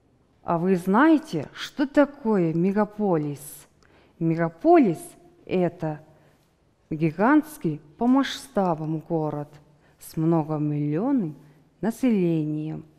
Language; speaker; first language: Russian; non-native, fluent; Mongolian